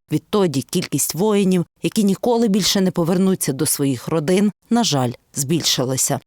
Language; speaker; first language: Ukrainian; native; Ukrainian